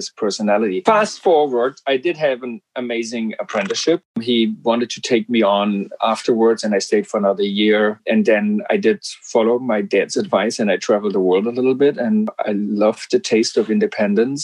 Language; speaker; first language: English; non-native, fluent; German